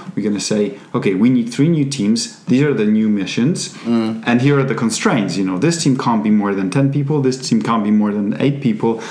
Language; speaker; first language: English; non-native, fluent; Polish